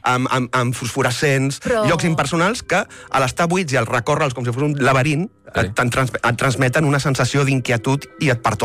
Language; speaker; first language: Catalan; native; Catalan